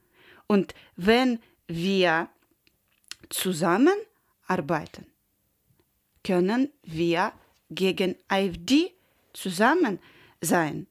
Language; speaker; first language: German; non-native, learner; Ukrainian